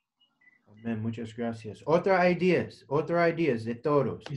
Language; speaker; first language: Spanish; non-native, learner; English